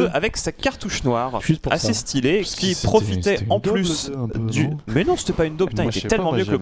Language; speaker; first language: French; native; French